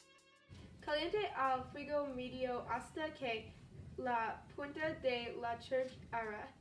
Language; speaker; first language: Spanish; non-native, learner; English